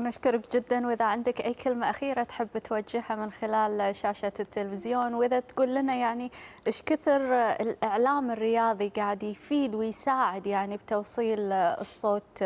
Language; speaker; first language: Arabic; native; Arabic